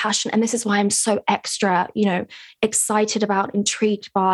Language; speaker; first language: English; native; English